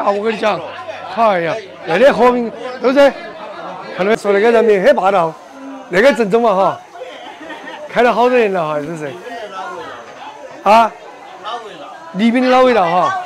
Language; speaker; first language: Chinese; native; Chinese